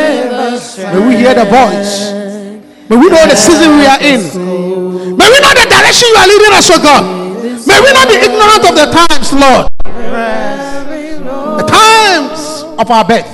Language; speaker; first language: English; non-native, local second language; Akan